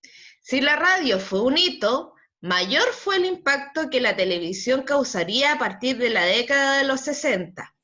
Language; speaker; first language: Spanish; native; Spanish